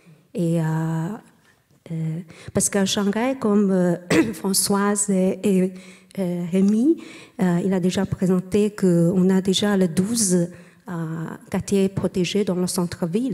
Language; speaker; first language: French; non-native, learner; Chinese